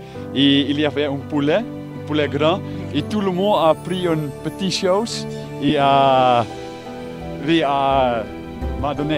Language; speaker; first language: French; non-native, learner; Dutch